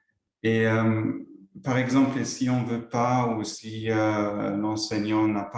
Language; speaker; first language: French; non-native, local second language; Luxembourgish